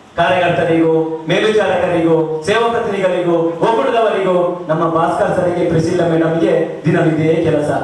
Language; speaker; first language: Kannada; native; Kannada